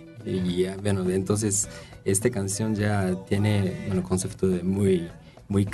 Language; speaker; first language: Spanish; non-native, fluent; Japanese